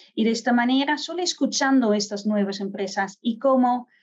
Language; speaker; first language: Spanish; non-native, fluent; Dutch